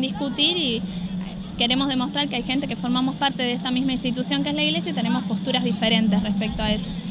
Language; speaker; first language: Spanish; native; Spanish